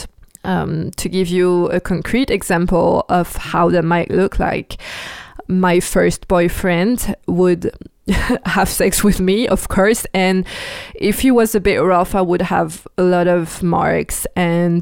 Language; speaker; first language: English; non-native, fluent; French